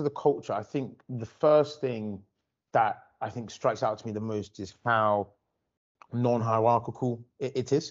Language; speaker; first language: English; native; English